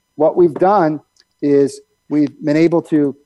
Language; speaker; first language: English; native; English